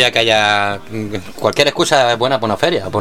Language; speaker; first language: Spanish; native; Spanish